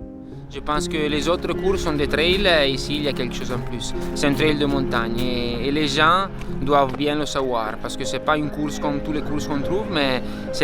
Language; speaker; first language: French; non-native, local second language; Italian